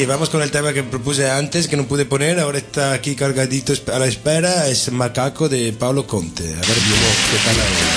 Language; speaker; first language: Spanish; non-native, fluent; Italian